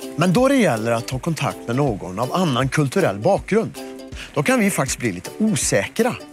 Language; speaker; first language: Swedish; native; Swedish